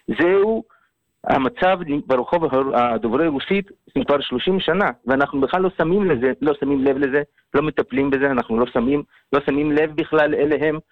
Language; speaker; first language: Hebrew; early bilingual, other home language; Russian